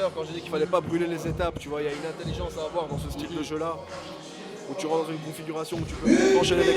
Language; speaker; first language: French; native; French